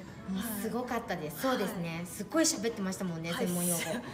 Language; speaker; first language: Japanese; native; Japanese